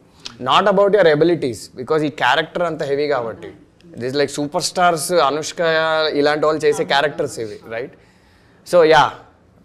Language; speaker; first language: Telugu; native; Telugu